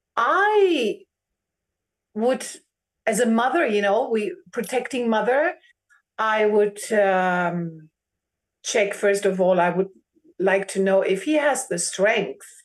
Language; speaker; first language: English; non-native, fluent; German